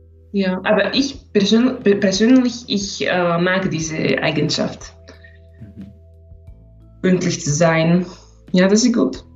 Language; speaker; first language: German; non-native, learner; Slovak